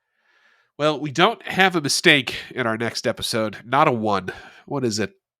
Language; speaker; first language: English; native; English